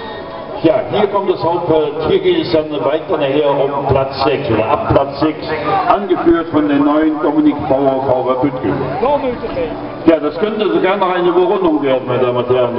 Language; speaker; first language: German; native; German